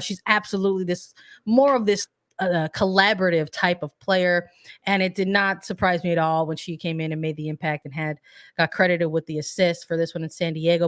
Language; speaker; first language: English; native; English